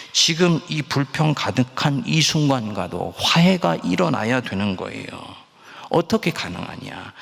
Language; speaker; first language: Korean; native; Korean